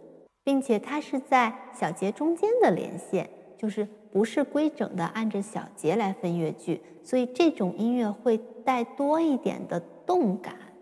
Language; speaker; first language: Chinese; native; Chinese